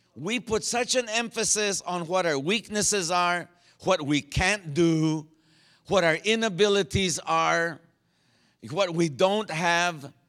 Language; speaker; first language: English; native; English